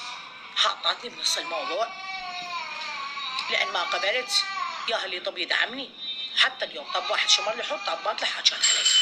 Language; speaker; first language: Arabic; native; Arabic